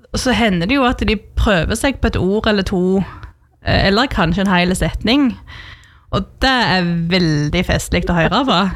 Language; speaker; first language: Norwegian; native; Norwegian